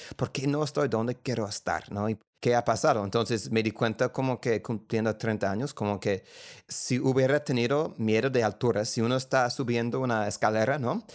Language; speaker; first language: Spanish; non-native, fluent; English